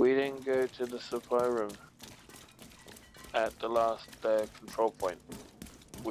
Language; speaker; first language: English; native; English